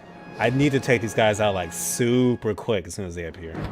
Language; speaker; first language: English; native; English